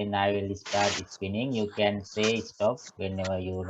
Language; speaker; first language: English; non-native, local second language; Sinhala